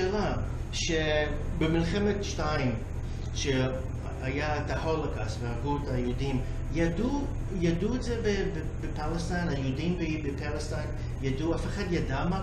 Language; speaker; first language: Hebrew; early bilingual, heritage; English